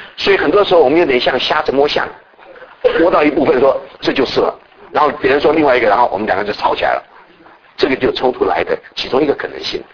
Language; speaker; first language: Chinese; native; Chinese